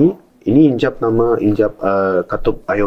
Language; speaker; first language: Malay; non-native, local second language; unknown